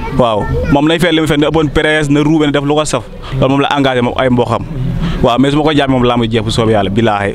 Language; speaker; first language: Wolof; native; Wolof